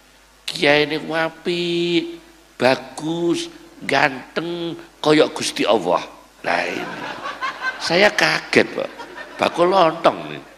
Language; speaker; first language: Indonesian; native; Indonesian